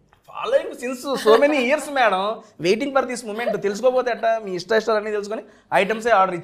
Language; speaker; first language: Telugu; native; Telugu